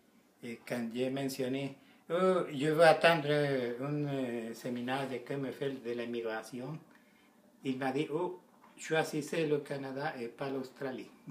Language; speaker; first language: French; non-native, learner; Spanish